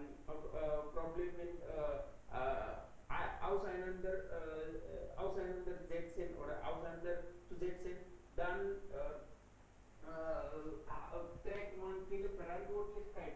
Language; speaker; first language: German; non-native, learner; Hindi